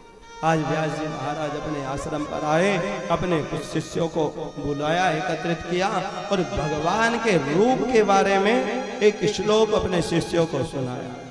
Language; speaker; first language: Hindi; native; Hindi